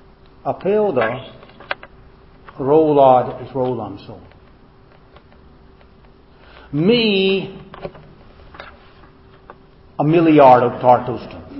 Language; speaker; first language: Hungarian; non-native, fluent; English